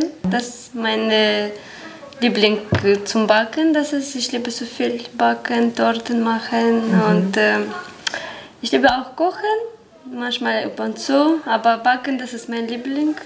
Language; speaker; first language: German; non-native, learner; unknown